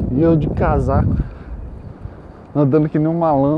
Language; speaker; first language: Portuguese; native; Portuguese